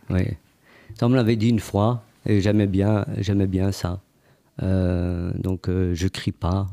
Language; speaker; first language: French; native; French